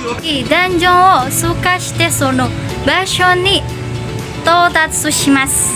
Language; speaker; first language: Japanese; non-native, learner; Indonesian